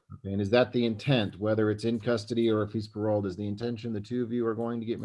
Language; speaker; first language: English; native; English